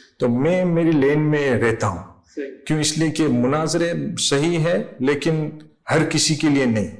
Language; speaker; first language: Urdu; non-native, fluent; English